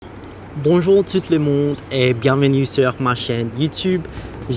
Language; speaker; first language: French; non-native, learner; English